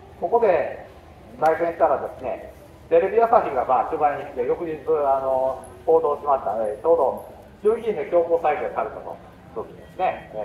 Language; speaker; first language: Japanese; native; Japanese